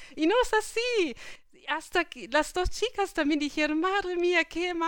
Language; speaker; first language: Spanish; non-native, fluent; German